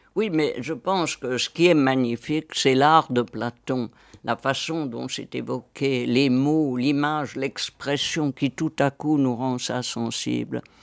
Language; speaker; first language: French; native; French